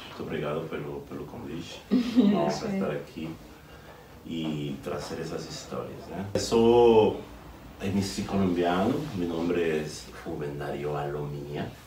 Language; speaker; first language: Portuguese; non-native, fluent; Spanish